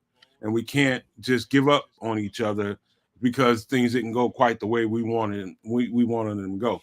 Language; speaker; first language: English; native; English